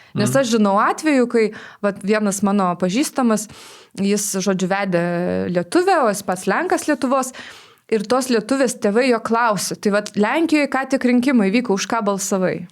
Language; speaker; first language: Lithuanian; non-native, local second language; Polish